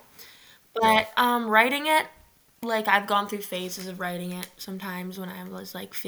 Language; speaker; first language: English; native; English